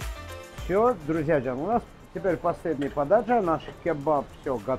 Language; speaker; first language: Russian; non-native, fluent; Armenian